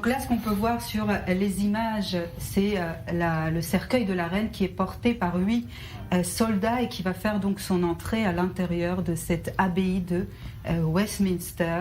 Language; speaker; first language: French; native; French